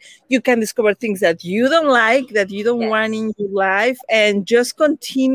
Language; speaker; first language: English; non-native, fluent; Spanish